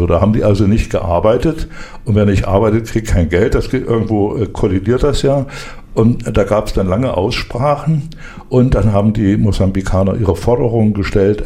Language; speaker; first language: German; native; German